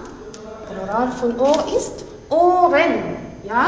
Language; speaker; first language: German; non-native, fluent; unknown